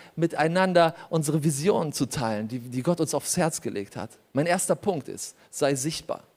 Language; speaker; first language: German; early bilingual, other home language; Polish